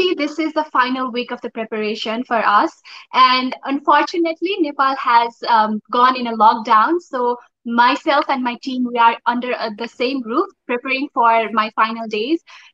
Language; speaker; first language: English; non-native, local second language; Nepali